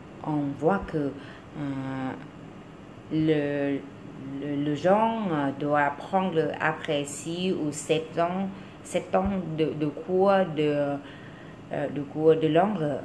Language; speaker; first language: French; non-native, learner; Vietnamese